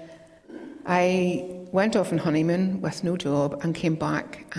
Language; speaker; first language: English; native; English